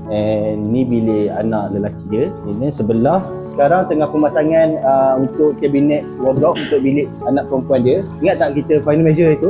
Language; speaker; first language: Malay; native; Malay